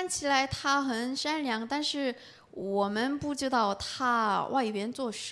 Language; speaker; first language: Chinese; non-native, fluent; Korean